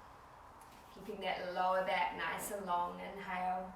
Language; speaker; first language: English; native; English